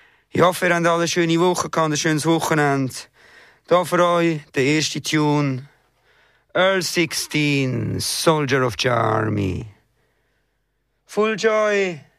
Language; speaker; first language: German; native; German